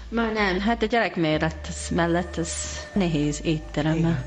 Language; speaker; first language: Hungarian; non-native, learner; Japanese